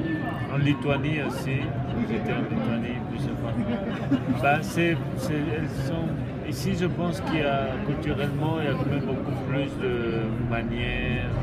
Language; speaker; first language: French; non-native, fluent; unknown